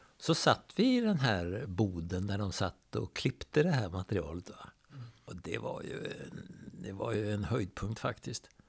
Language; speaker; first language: Swedish; native; Swedish